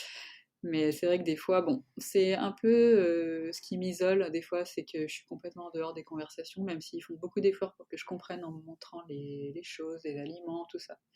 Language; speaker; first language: French; native; French